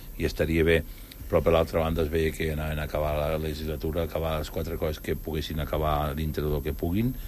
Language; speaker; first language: Catalan; native; Catalan